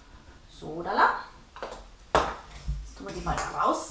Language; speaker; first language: German; native; German